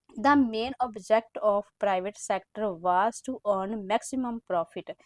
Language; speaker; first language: English; non-native, local second language; Punjabi